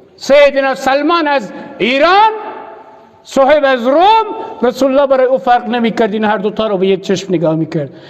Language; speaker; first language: Persian; non-native, local second language; Baluchi